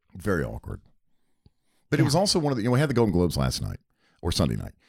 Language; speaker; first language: English; native; English